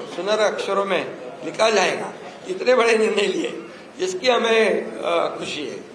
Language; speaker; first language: Hindi; non-native, local second language; Marathi